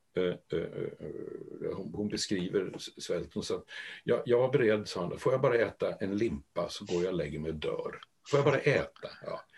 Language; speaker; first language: Swedish; native; Swedish